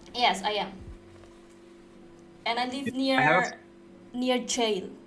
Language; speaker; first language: English; non-native, learner; Indonesian